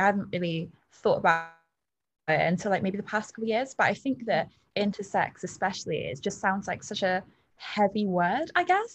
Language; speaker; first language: English; native; English